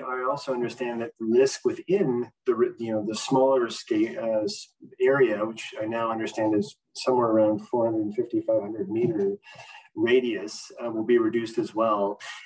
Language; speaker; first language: English; native; English